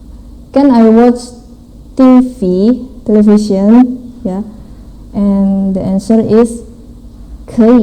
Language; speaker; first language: English; non-native, fluent; Indonesian